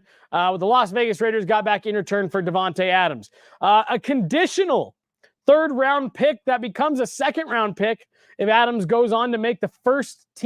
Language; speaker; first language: English; native; English